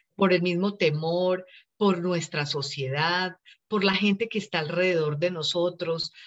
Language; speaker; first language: Spanish; native; Spanish